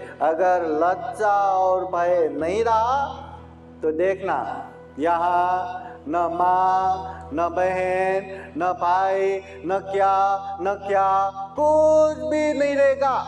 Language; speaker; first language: Hindi; non-native, local second language; Marathi